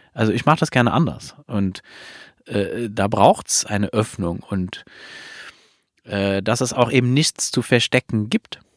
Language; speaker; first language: German; non-native, fluent; Luxembourgish